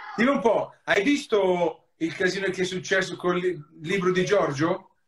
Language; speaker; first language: Italian; early bilingual, heritage; Italian